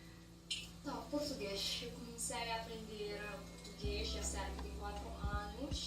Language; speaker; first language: Portuguese; non-native, learner; English